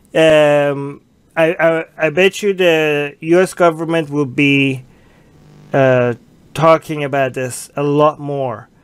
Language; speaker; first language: English; native; English